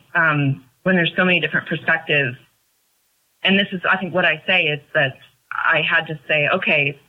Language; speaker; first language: English; native; English